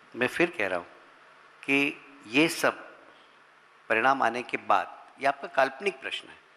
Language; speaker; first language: Hindi; native; Hindi